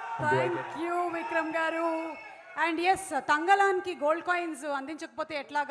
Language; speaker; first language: Telugu; native; Telugu